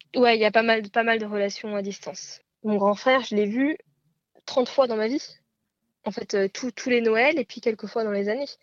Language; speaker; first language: French; native; French